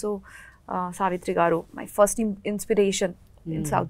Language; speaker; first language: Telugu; non-native, learner; Bangla